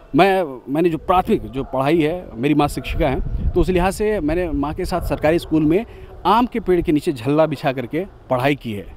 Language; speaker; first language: Hindi; native; Hindi